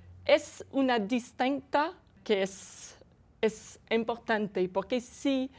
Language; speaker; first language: Spanish; non-native, fluent; French